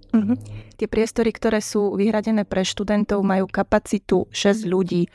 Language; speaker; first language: Slovak; native; Slovak